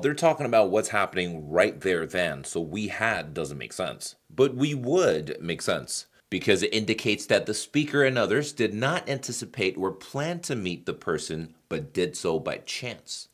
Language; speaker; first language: English; non-native, fluent; Chinese